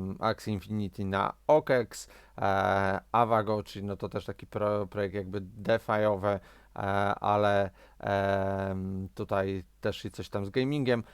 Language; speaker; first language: Polish; native; Polish